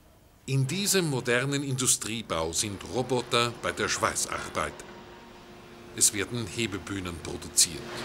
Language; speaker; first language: German; native; German